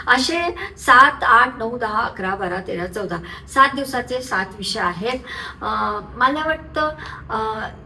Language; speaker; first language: Marathi; non-native, local second language; Urdu